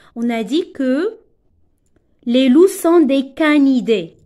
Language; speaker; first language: French; non-native, local second language; Arabic